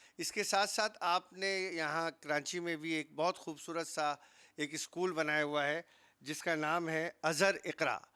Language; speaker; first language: Urdu; native; Urdu